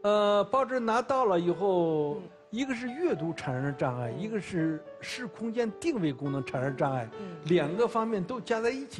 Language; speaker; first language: Chinese; native; Chinese